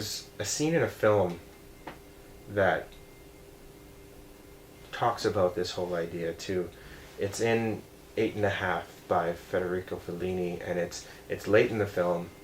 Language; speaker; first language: English; native; English